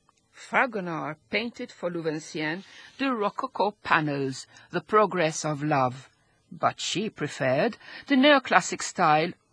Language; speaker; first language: English; non-native, local second language; Maltese